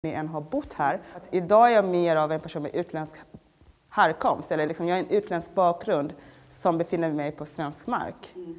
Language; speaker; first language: Swedish; early bilingual, other home language; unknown